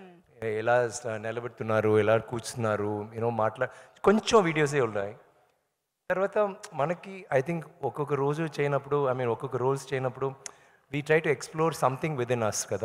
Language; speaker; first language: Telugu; non-native, learner; Tamil